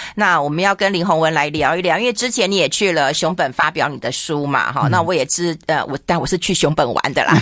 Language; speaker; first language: Chinese; native; Chinese